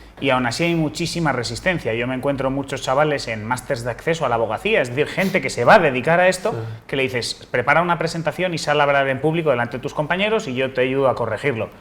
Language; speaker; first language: Spanish; native; Spanish